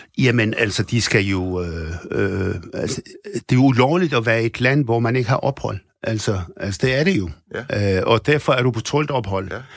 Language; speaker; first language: Danish; early bilingual, other home language; Arabic